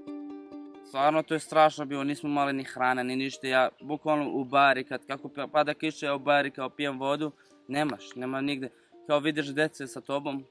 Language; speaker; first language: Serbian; non-native, fluent; Kurdish